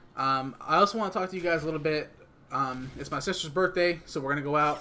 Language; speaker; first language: English; native; English